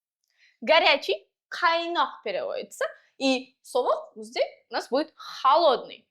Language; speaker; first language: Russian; non-native, local second language; Uzbek